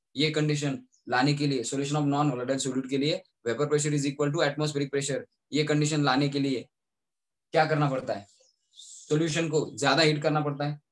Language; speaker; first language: Hindi; native; Hindi